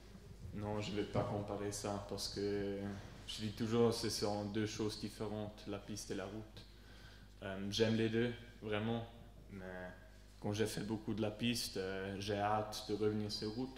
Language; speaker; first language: French; non-native, local second language; Swiss German